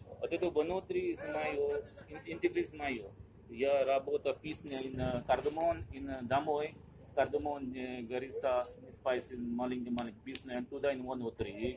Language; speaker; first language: Russian; non-native, learner; Konkani